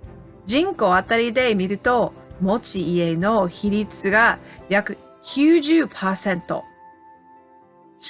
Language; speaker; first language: Japanese; non-native, fluent; English